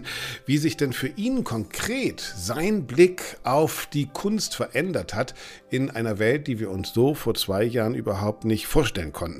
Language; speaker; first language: German; native; German